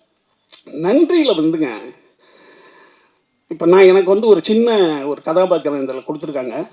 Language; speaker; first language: Tamil; native; Tamil